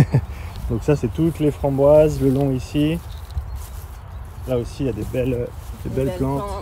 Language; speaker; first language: French; native; French